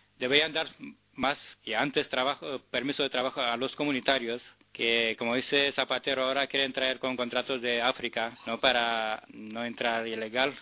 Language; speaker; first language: Spanish; non-native, fluent; Romanian